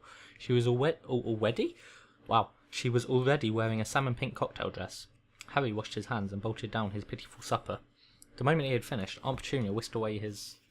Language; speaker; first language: English; native; English